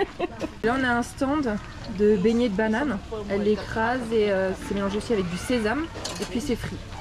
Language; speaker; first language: French; native; French